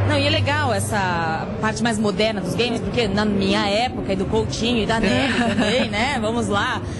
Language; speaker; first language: Portuguese; native; Portuguese